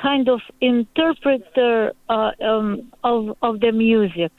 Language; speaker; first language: English; non-native, learner; Russian